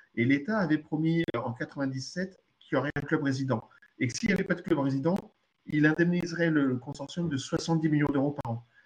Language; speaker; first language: French; early bilingual, other home language; Arabic